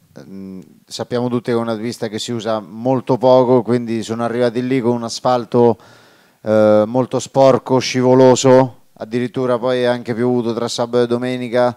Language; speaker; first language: Italian; native; Italian